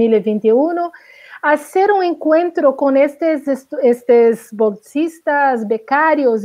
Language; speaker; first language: Spanish; non-native, learner; Portuguese